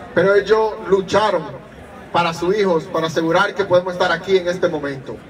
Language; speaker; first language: Spanish; early bilingual, heritage; Spanish